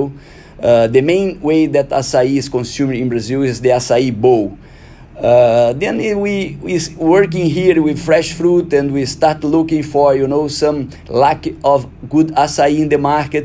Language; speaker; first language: English; non-native, fluent; Portuguese